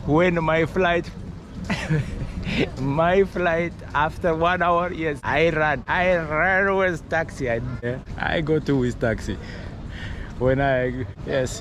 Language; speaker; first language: English; non-native, learner; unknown